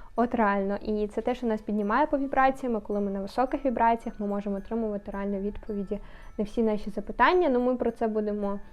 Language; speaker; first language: Ukrainian; non-native, local second language; Russian